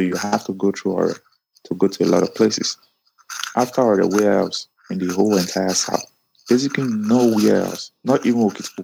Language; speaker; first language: English; non-native, local second language; Yoruba